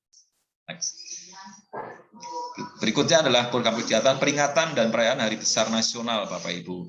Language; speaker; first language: Indonesian; native; Indonesian